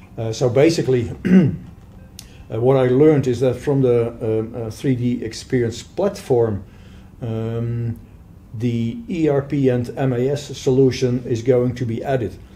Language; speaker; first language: English; non-native, fluent; Dutch